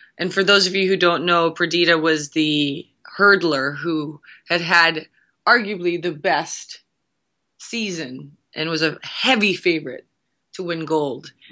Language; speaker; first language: English; native; English